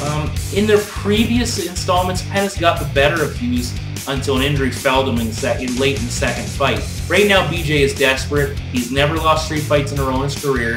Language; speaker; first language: English; native; English